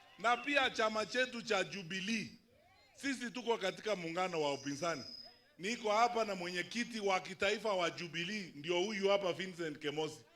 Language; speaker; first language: Swahili; non-native, local second language; Luyia